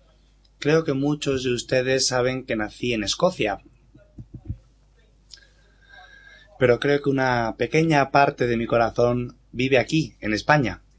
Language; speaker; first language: Spanish; non-native, fluent; English